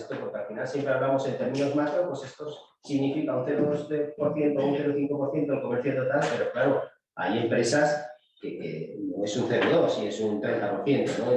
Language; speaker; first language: Spanish; native; Spanish